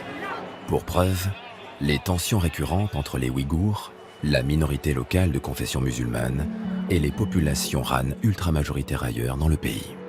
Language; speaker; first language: French; native; French